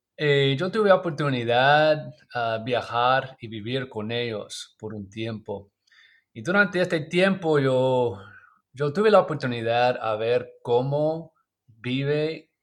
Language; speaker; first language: Spanish; non-native, learner; English